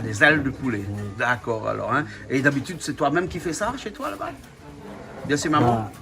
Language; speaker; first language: French; native; French